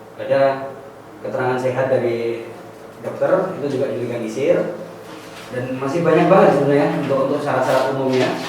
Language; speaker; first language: Indonesian; non-native, local second language; Javanese